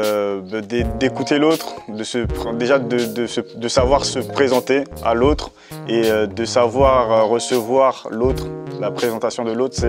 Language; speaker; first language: French; native; French